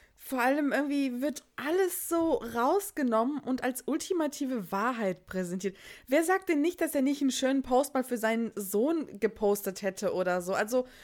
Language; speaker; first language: German; early bilingual, other home language; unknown